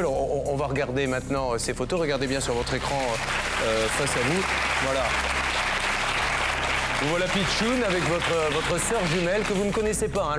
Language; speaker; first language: French; native; French